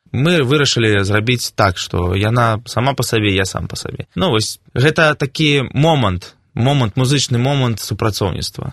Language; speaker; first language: Belarusian; non-native, local second language; Russian